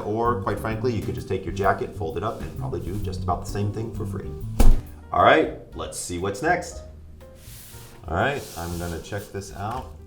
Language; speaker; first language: English; native; English